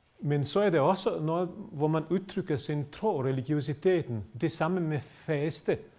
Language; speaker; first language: Danish; non-native, fluent; Bosnian